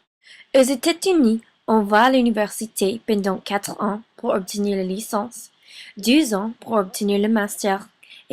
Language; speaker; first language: French; non-native, learner; English